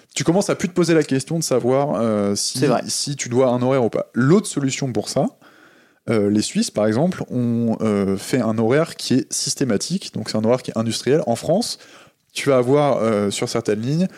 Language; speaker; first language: French; native; French